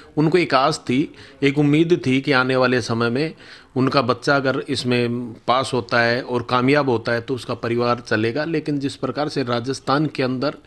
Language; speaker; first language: Hindi; native; Hindi